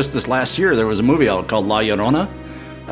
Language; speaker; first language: English; native; English